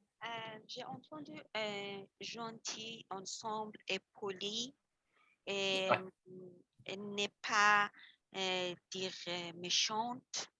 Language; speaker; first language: French; non-native, learner; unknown